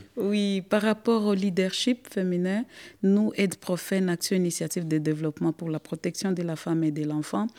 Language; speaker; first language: French; non-native, local second language; Swahili